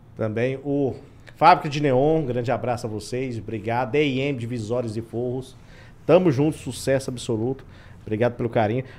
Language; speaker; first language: Portuguese; native; Portuguese